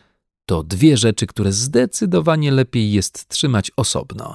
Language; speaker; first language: Polish; native; Polish